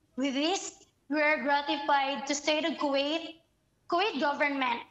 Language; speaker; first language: English; non-native, local second language; Filipino